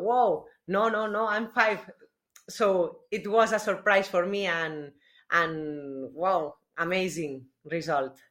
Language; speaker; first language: English; non-native, learner; Spanish